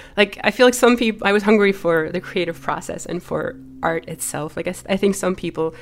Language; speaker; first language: English; early bilingual, other home language; German